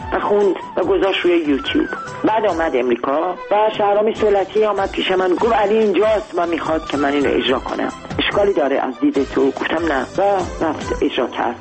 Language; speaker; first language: Persian; non-native, local second language; Armenian